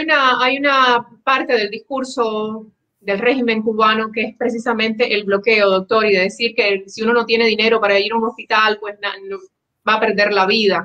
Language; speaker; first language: Spanish; native; Spanish